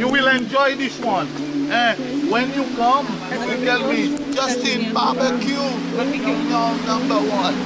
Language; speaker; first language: English; non-native, local second language; Seselwa Creole French